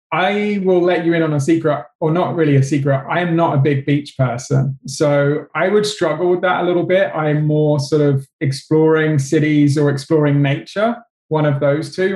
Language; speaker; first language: English; native; English